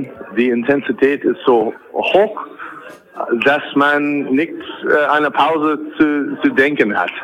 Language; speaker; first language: German; non-native, fluent; English